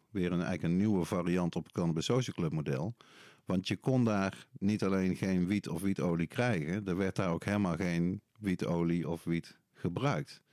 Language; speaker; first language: Dutch; native; Dutch